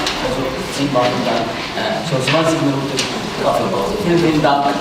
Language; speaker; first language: German; non-native, fluent; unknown